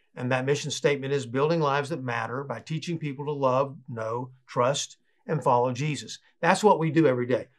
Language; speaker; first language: English; native; English